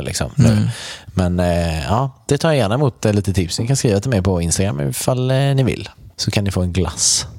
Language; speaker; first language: Swedish; native; Swedish